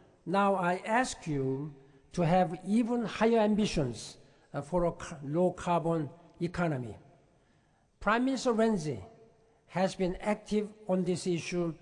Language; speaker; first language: English; non-native, fluent; Korean